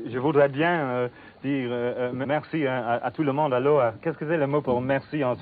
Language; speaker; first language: French; non-native, fluent; English